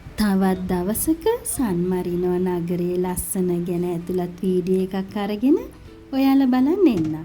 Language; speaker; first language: Sinhala; native; Sinhala